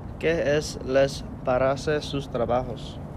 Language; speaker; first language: Spanish; non-native, learner; English